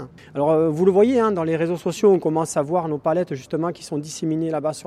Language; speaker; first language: French; native; French